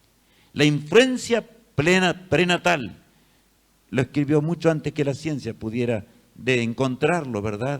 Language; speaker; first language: Spanish; native; Spanish